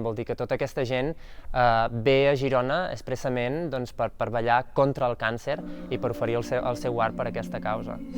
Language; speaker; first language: Catalan; native; Catalan